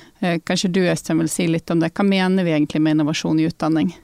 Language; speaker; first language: Norwegian; native; Norwegian